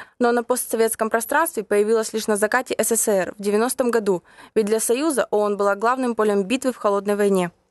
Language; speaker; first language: Russian; native; Russian